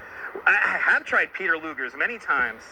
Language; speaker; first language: English; native; English